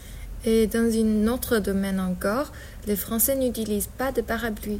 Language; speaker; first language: French; non-native, fluent; Chinese